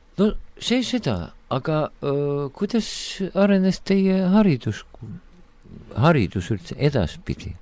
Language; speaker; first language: Estonian; non-native, local second language; Russian